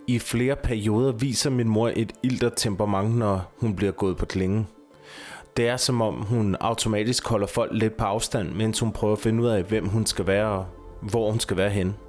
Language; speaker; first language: Danish; native; Danish